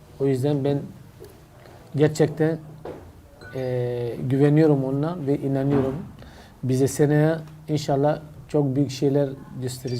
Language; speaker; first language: Turkish; non-native, learner; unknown